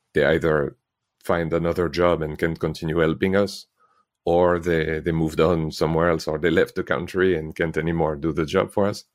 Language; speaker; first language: English; non-native, fluent; French